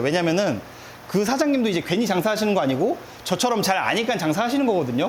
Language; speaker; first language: Korean; native; Korean